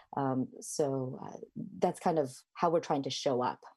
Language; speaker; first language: English; native; English